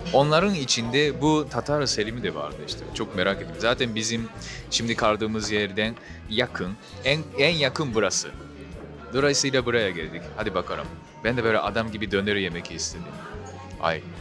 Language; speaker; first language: Turkish; non-native, fluent; Japanese